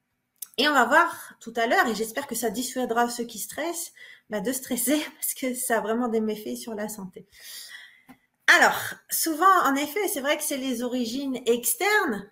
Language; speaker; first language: French; native; French